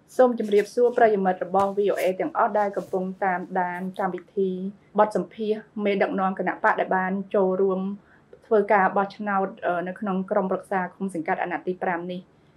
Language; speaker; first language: Khmer; native; Khmer